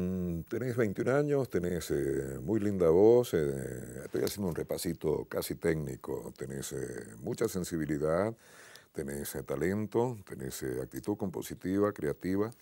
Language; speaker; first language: Spanish; native; Spanish